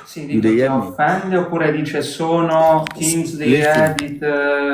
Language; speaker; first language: Italian; native; Italian